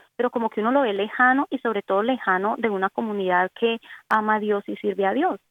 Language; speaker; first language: Spanish; native; Spanish